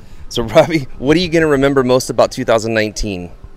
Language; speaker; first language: English; native; English